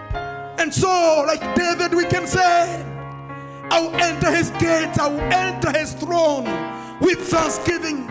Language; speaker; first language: English; non-native, local second language; Swahili